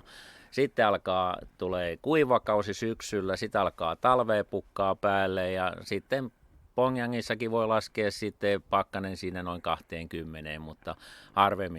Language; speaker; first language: Finnish; native; Finnish